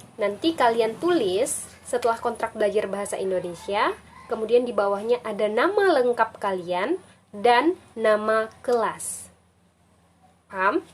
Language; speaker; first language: Indonesian; native; Indonesian